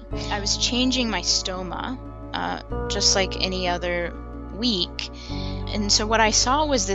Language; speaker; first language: English; native; English